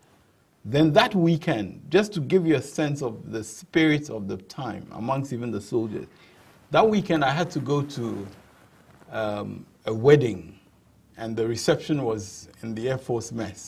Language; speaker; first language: English; non-native, local second language; Ewe